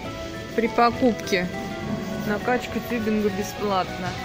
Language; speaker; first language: Russian; native; Russian